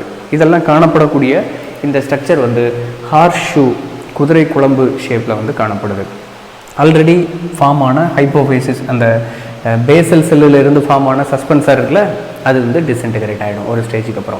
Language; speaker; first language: Tamil; native; Tamil